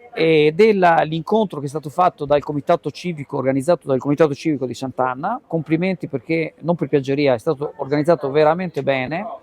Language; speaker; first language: Italian; native; Italian